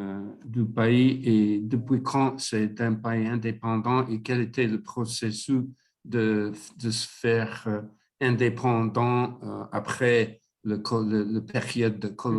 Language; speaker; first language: French; non-native, learner; English